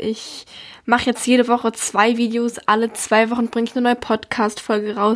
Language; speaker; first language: German; native; German